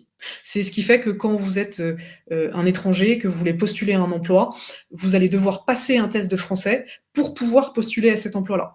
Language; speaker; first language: French; native; French